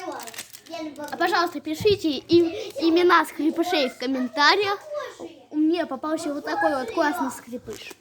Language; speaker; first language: Russian; native; Russian